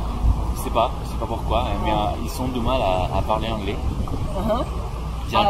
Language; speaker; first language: French; non-native, fluent; Spanish